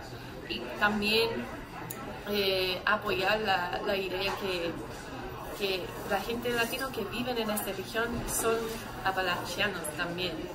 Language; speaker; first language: Spanish; early bilingual, heritage; English